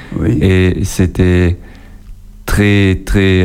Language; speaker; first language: French; non-native, local second language; German